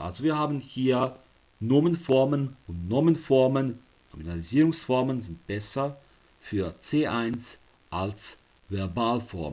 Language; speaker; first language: German; non-native, fluent; Serbian